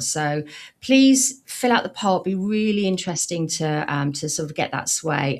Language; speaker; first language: English; native; English